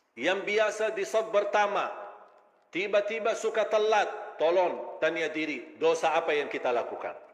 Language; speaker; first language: Malay; non-native, fluent; Arabic